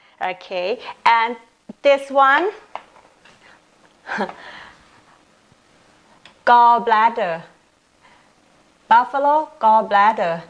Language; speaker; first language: English; non-native, local second language; Thai